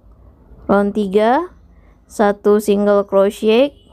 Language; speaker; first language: English; non-native, local second language; Indonesian